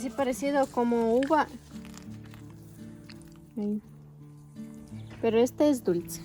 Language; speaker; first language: Spanish; non-native, local second language; Russian